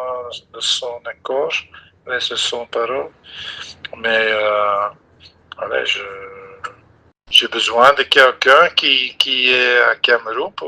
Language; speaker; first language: French; non-native, local second language; Dutch